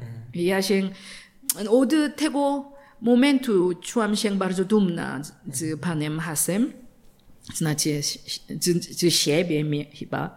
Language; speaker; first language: Polish; non-native, learner; Korean